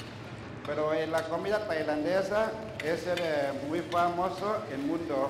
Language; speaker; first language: Spanish; non-native, learner; Thai